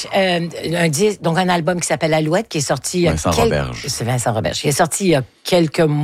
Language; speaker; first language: French; native; French